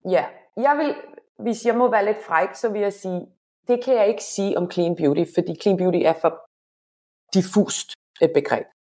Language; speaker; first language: Danish; non-native, fluent; Finnish